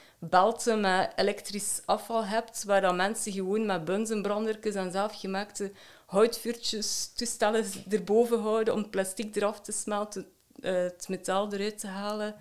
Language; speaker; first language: Dutch; native; Dutch